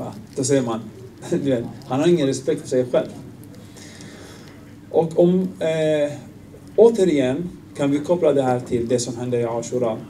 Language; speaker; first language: Swedish; non-native, fluent; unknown